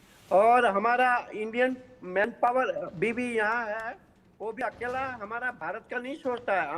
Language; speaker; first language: Hindi; non-native, local second language; Gujarati